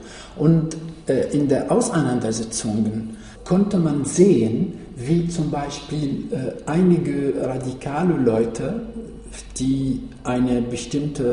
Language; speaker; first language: German; non-native, fluent; Arabic